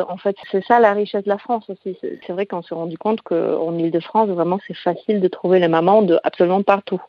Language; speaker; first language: French; non-native, fluent; Polish